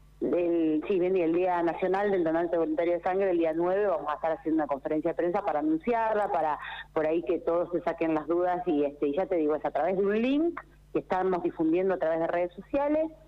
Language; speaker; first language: Spanish; native; Spanish